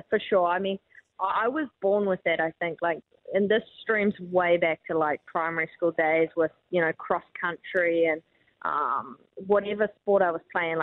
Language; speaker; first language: English; native; English